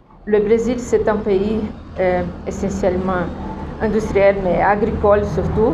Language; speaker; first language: French; non-native, fluent; Portuguese